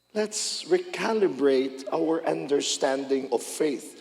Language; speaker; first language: English; non-native, local second language; Filipino